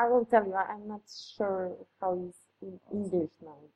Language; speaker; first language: English; non-native, fluent; Serbian